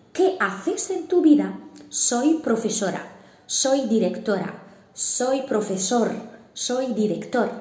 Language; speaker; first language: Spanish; non-native, fluent; Arabic